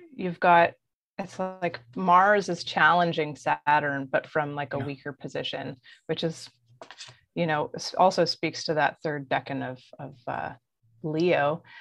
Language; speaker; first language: English; native; English